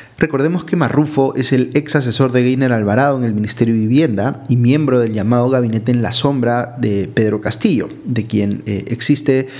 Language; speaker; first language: Spanish; native; Spanish